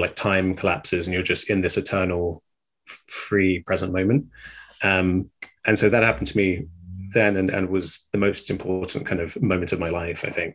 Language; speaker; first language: English; native; English